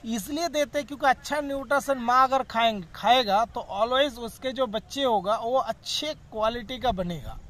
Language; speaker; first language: Hindi; non-native, local second language; Bangla